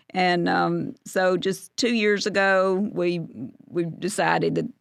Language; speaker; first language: English; native; English